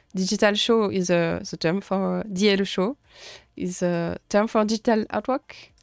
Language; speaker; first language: English; non-native, fluent; French